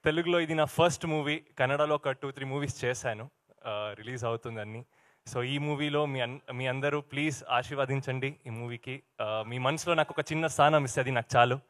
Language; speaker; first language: Telugu; non-native, learner; Kannada